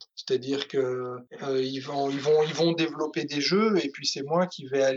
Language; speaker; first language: French; native; French